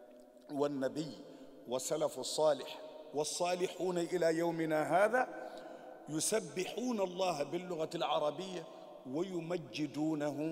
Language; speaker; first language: Arabic; non-native, fluent; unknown